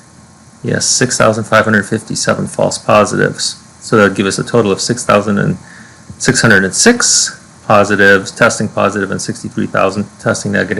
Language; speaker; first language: English; native; English